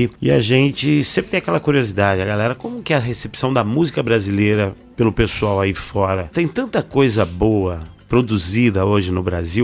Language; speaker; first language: Portuguese; native; Portuguese